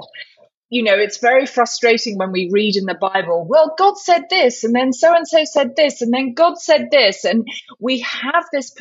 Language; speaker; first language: English; native; English